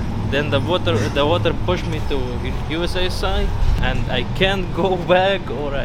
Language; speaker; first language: English; non-native, learner; Arabic